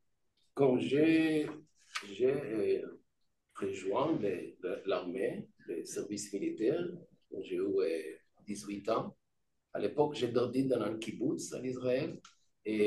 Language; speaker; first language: French; non-native, fluent; Hebrew